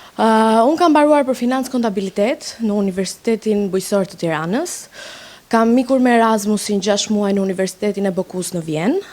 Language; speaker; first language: Albanian; early bilingual, heritage; Albanian